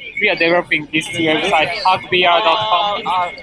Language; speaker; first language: English; non-native, learner; Japanese